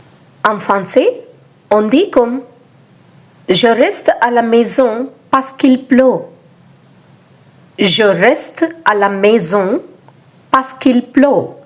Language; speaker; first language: French; non-native, fluent; Telugu